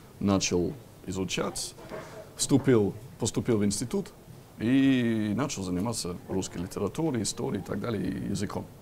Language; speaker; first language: Russian; non-native, fluent; English